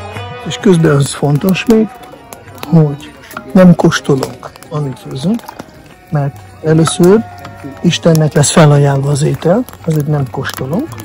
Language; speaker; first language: Hungarian; non-native, fluent; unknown